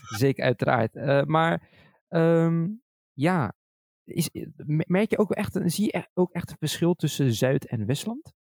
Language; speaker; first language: Dutch; early bilingual, other home language; Arabic